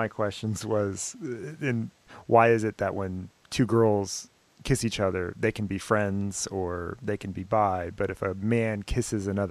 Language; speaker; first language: English; native; English